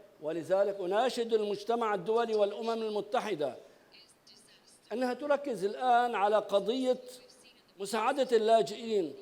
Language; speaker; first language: Arabic; native; Arabic